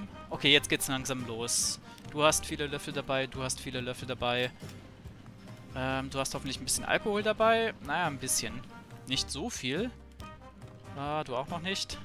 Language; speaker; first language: German; native; German